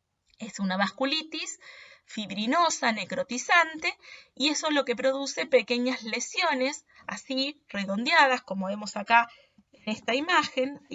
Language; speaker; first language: Spanish; native; Spanish